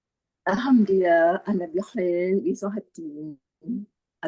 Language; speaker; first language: Arabic; non-native, learner; Malay